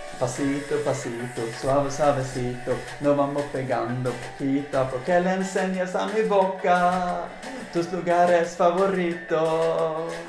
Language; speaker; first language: Spanish; non-native, learner; Swedish